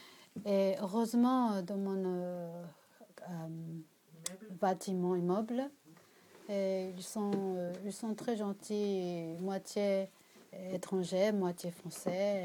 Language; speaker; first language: French; non-native, learner; Japanese